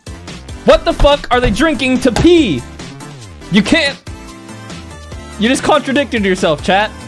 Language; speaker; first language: English; native; English